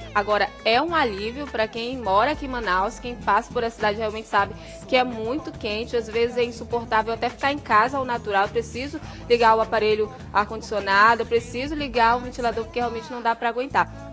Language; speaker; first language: Portuguese; native; Portuguese